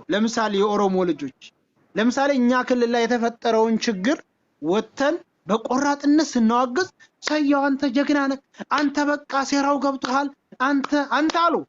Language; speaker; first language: Amharic; non-native, local second language; Oromo